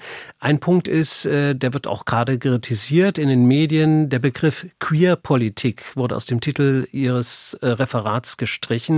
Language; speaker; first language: German; native; German